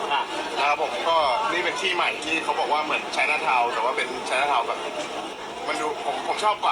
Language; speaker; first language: Thai; non-native, fluent; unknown